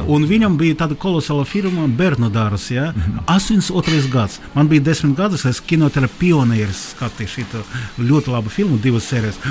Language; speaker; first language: Latvian; non-native, local second language; Russian